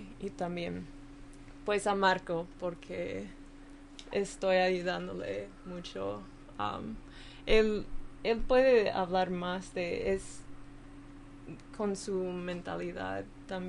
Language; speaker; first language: Spanish; non-native, learner; English